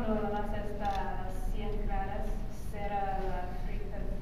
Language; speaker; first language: Spanish; non-native, learner; English